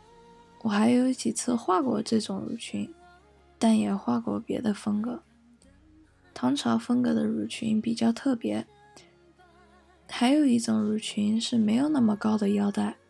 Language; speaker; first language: Chinese; early bilingual, heritage; English